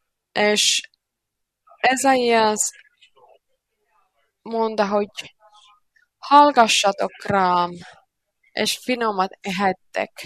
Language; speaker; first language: Hungarian; non-native, learner; Finnish